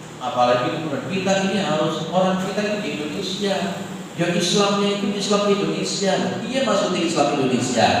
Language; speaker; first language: Indonesian; non-native, local second language; Javanese